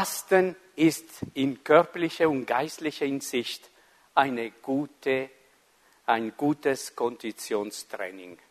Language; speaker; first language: German; non-native, fluent; Italian